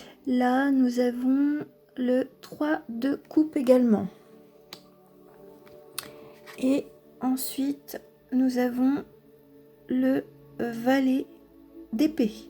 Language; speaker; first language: French; native; French